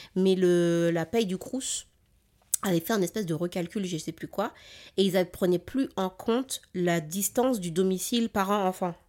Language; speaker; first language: French; native; French